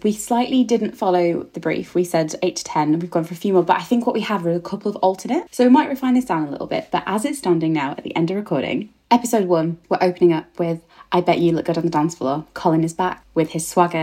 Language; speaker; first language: English; native; English